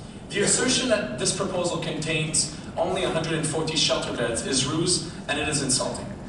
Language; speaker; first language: English; non-native, local second language; French